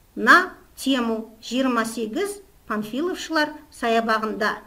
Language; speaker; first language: Russian; non-native, local second language; Kazakh